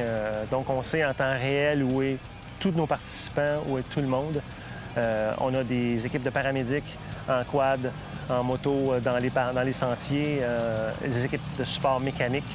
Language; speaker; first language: French; native; French